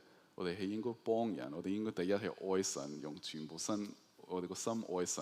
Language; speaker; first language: Cantonese; early bilingual, heritage; Cantonese